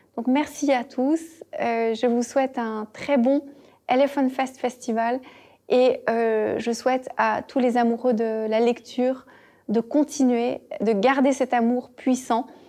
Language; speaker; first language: French; native; French